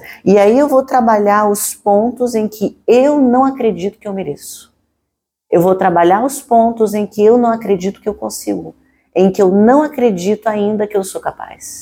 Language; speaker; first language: Portuguese; native; Portuguese